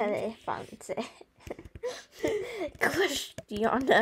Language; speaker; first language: English; native; English